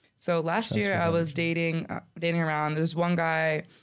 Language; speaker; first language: English; native; English